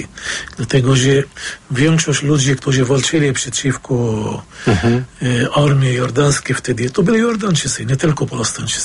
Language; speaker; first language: Polish; non-native, fluent; Arabic